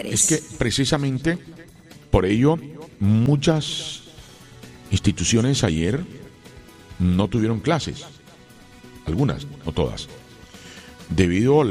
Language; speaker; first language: Spanish; native; Spanish